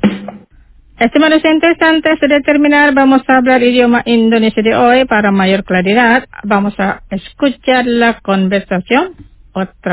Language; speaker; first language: Spanish; non-native, fluent; Indonesian